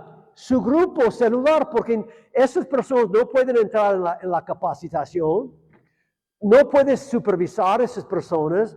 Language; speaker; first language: Spanish; non-native, fluent; English